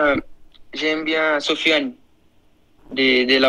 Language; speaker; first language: French; non-native, learner; Portuguese